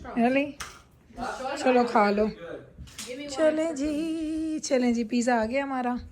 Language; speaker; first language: Urdu; non-native, local second language; Punjabi